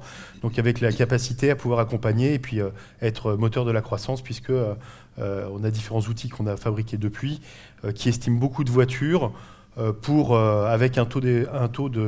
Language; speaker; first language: French; native; French